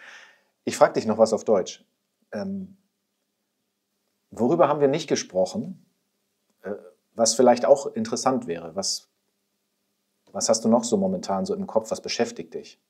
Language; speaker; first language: German; native; German